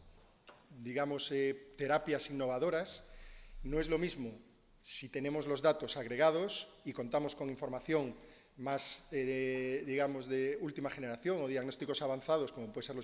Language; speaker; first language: Spanish; native; Spanish